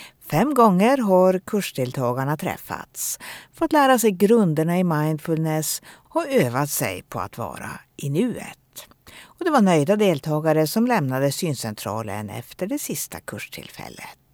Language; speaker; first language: Swedish; native; Swedish